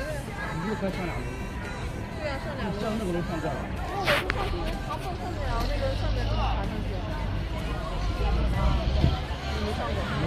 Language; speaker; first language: Chinese; native; Chinese